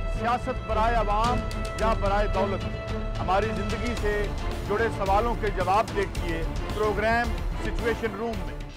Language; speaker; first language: Urdu; non-native, local second language; Punjabi